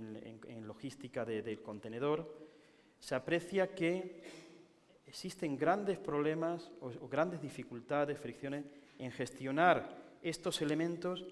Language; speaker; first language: Spanish; native; Spanish